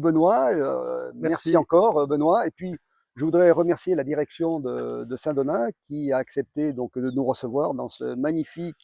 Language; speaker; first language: French; native; French